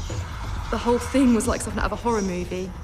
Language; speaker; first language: English; native; English